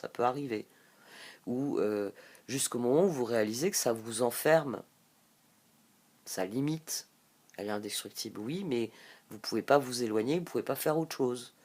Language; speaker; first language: French; native; French